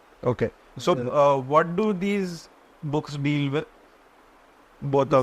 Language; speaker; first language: English; non-native, local second language; Konkani